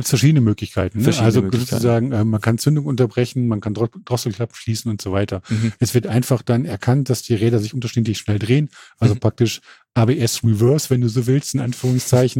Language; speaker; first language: German; native; German